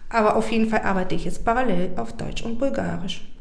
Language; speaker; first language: German; non-native, fluent; Bulgarian